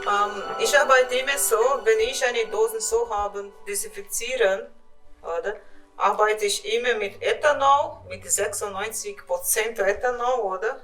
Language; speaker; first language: German; non-native, learner; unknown